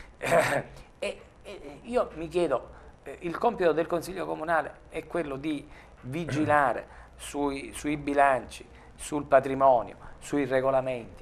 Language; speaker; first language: Italian; native; Italian